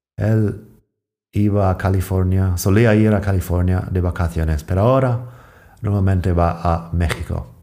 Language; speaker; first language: Spanish; non-native, fluent; English